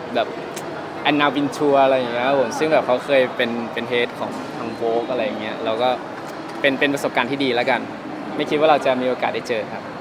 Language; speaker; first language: Thai; native; Thai